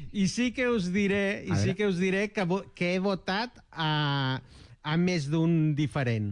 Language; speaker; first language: Catalan; non-native, local second language; Spanish